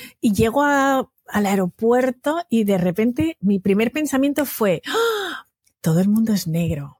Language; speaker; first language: Spanish; native; Spanish